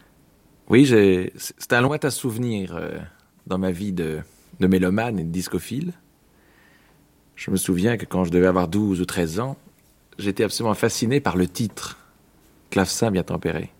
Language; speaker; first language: French; native; French